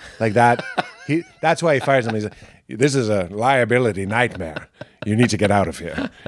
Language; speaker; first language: English; native; English